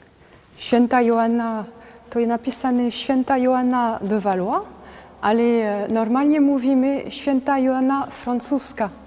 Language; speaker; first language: Polish; non-native, learner; French